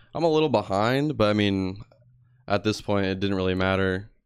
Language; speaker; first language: English; early bilingual, other home language; Spanish